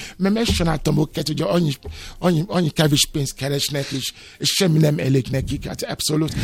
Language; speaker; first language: Hungarian; non-native, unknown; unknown